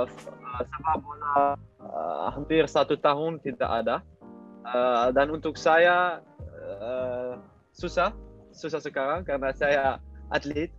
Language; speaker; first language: Indonesian; non-native, learner; Dutch